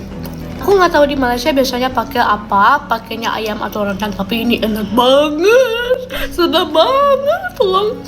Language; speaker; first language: Indonesian; non-native, fluent; German